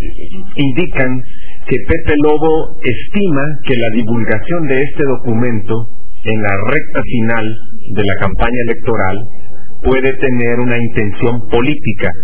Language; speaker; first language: Spanish; native; Spanish